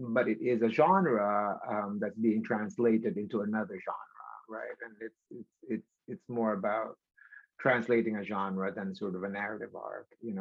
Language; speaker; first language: English; non-native, local second language; Filipino